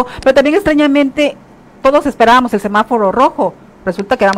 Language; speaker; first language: Spanish; native; Spanish